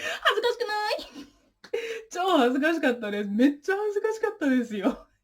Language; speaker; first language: Japanese; non-native, fluent; English